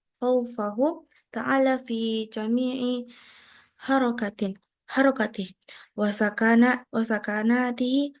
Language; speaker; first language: Arabic; non-native, learner; Indonesian